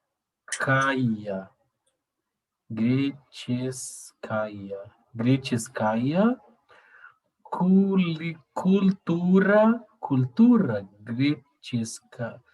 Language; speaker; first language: Russian; non-native, learner; Portuguese